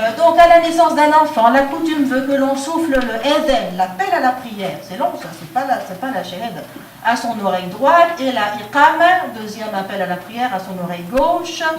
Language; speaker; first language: French; non-native, local second language; Arabic